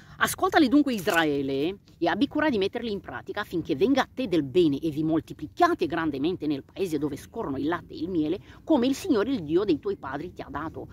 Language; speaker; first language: Italian; non-native, fluent; Romanian